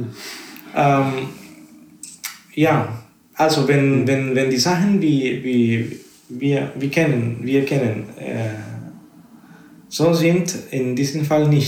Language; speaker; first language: German; non-native, fluent; Spanish